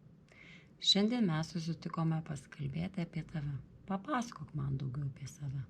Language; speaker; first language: Lithuanian; non-native, learner; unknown